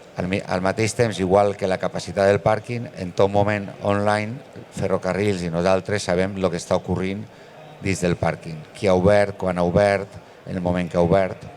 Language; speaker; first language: Catalan; non-native, local second language; Spanish